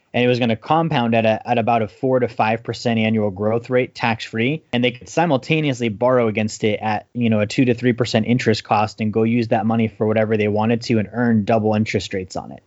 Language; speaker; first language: English; native; English